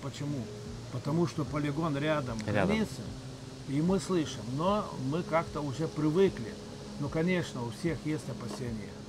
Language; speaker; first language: Russian; non-native, local second language; Lithuanian